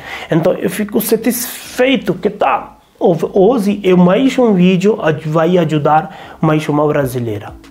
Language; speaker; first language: Portuguese; non-native, learner; Hindi